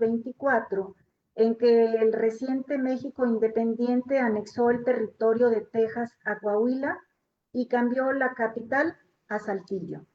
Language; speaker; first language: Spanish; native; Spanish